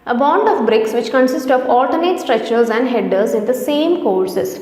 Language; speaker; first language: English; non-native, local second language; Malayalam